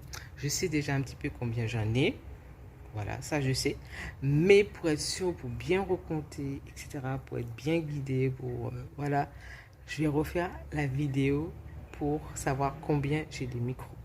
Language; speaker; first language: French; native; French